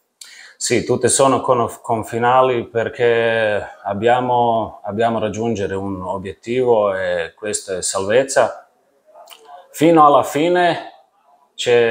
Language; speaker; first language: Italian; non-native, learner; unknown